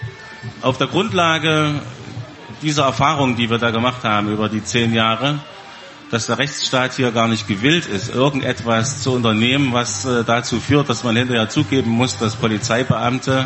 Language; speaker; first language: German; native; German